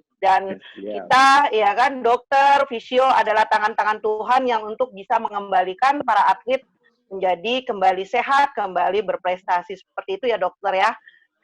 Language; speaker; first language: Indonesian; native; Indonesian